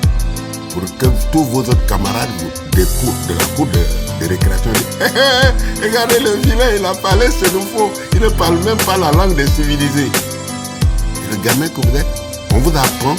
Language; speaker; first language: French; non-native, local second language; Malagasy